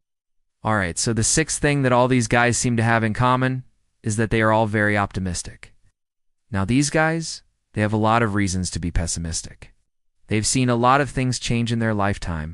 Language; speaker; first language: English; native; English